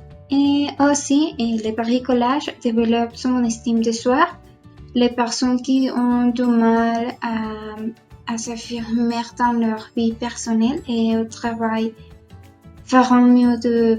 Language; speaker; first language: French; non-native, learner; Spanish